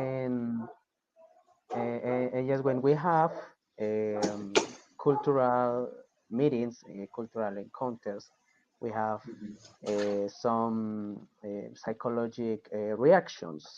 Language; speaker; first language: English; non-native, fluent; Spanish